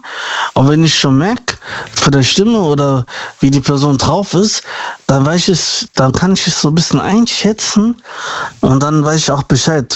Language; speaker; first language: German; native; German